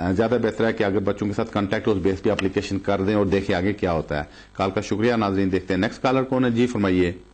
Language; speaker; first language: Urdu; non-native, local second language; Punjabi